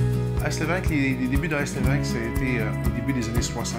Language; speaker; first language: French; native; French